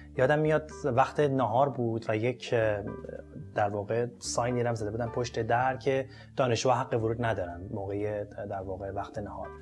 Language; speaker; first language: Persian; native; Persian